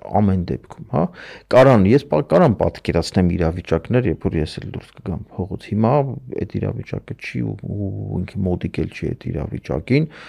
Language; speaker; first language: Armenian; native; Armenian